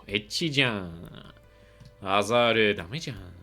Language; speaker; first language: Japanese; non-native, learner; English